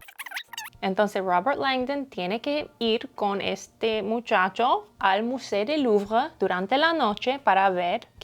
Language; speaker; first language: Spanish; non-native, learner; English